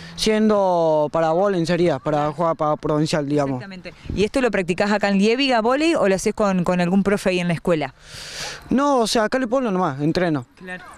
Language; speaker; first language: Spanish; native; Spanish